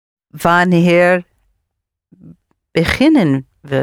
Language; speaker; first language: Dutch; non-native, learner; English